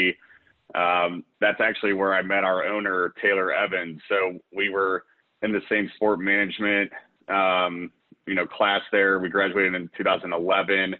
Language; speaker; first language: English; native; English